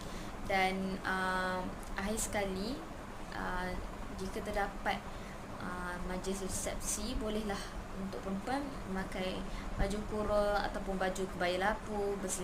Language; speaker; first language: Malay; native; Malay